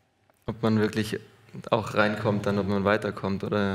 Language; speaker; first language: German; native; German